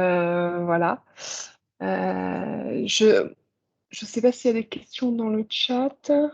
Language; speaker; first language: French; native; French